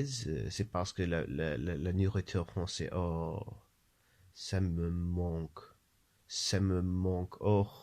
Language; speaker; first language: French; non-native, learner; English